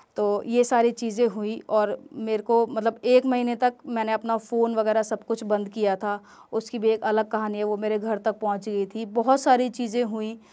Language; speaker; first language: Hindi; native; Hindi